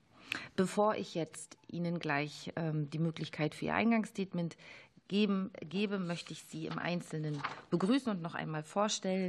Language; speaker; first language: German; native; German